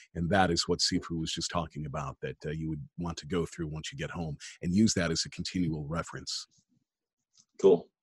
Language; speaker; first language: English; native; English